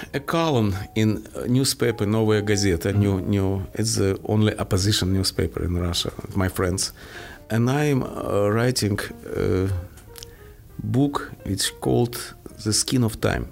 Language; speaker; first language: English; non-native, fluent; Russian